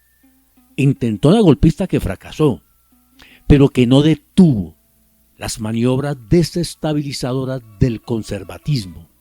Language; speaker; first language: Spanish; native; Spanish